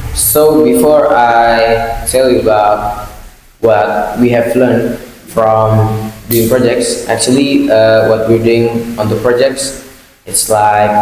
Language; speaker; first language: English; non-native, learner; Indonesian